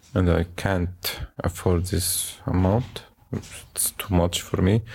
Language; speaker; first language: English; non-native, fluent; Arabic